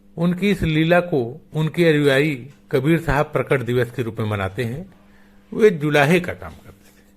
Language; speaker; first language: Hindi; native; Hindi